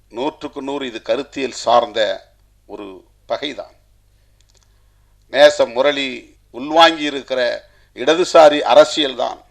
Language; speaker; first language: Tamil; native; Tamil